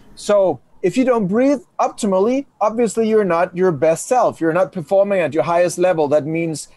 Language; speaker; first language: English; non-native, fluent; Danish